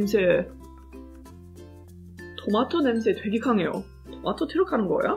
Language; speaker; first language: Korean; non-native, fluent; English